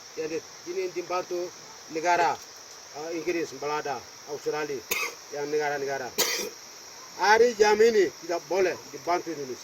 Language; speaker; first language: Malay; non-native, local second language; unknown